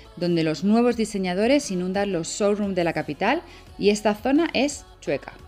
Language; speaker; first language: Spanish; native; Spanish